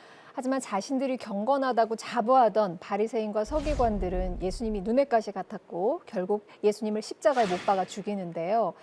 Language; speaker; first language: Korean; native; Korean